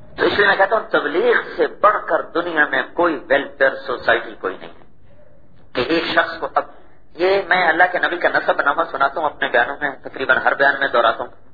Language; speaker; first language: Urdu; non-native, local second language; Punjabi